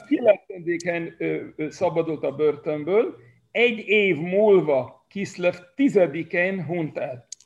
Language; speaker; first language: Hungarian; early bilingual, heritage; Hungarian